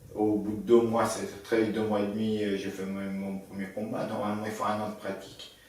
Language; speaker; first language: French; early bilingual, other home language; Persian